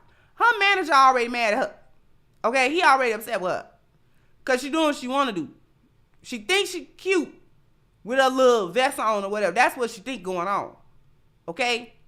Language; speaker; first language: English; native; English